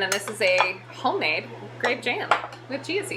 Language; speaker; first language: English; native; English